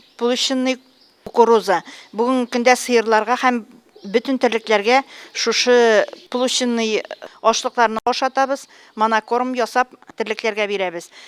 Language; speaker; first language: Tatar; native; Tatar